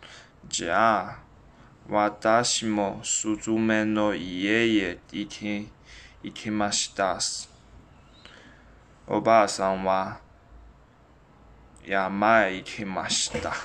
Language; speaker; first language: Japanese; non-native, learner; Chinese